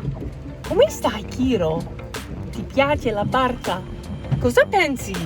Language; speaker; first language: Italian; non-native, learner; English